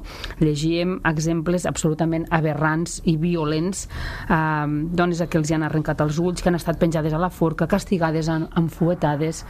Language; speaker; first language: Catalan; native; Catalan